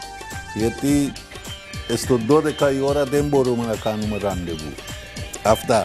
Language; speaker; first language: Greek; non-native, fluent; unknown